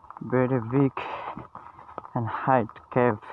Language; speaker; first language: English; non-native, learner; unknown